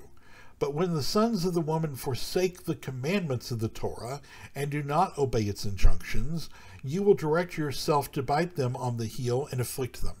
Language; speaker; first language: English; native; English